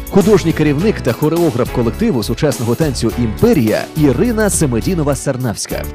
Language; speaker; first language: Ukrainian; native; Ukrainian